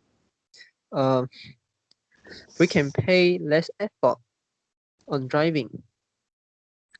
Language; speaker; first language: English; non-native, learner; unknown